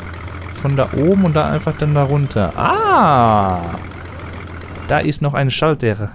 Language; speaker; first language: German; native; German